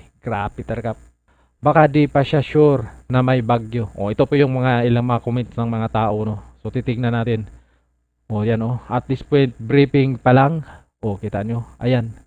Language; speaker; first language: Filipino; non-native, local second language; Cebuano